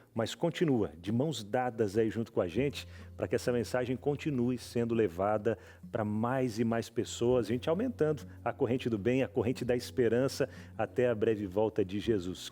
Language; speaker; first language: Portuguese; native; Portuguese